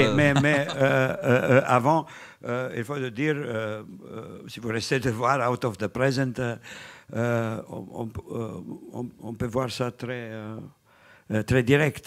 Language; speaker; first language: French; non-native, fluent; Romanian